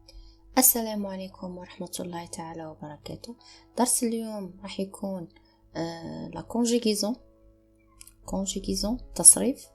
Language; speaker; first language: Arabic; native; Arabic